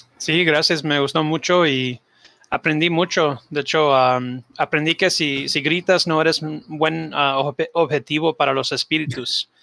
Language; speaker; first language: Spanish; early bilingual, heritage; Spanish